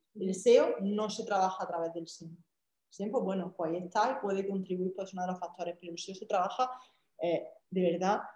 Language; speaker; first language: Spanish; native; Spanish